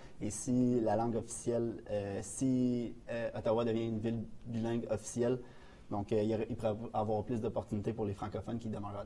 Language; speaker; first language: French; native; French